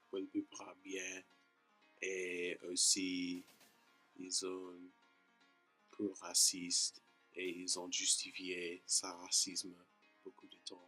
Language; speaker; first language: French; non-native, learner; English